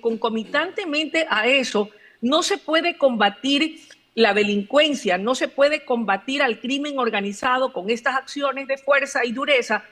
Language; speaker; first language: Spanish; native; Spanish